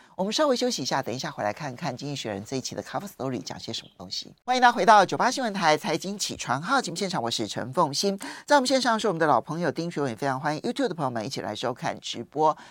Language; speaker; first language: Chinese; native; Chinese